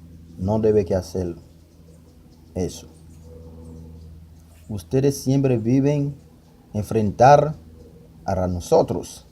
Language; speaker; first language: Spanish; non-native, learner; Haitian Creole